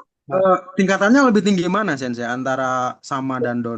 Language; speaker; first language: Indonesian; native; Indonesian